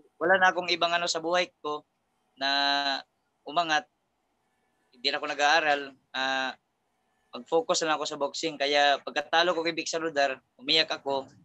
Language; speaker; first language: Filipino; non-native, local second language; Cebuano